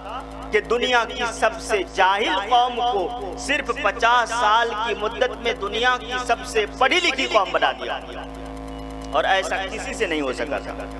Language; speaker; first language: Urdu; native; Urdu